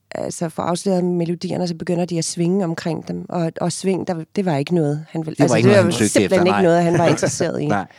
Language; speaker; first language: Danish; non-native, fluent; Afrikaans